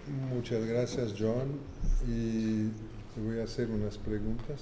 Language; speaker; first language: Spanish; non-native, fluent; French